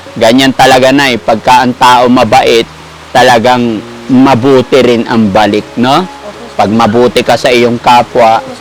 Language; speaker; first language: Filipino; native; Filipino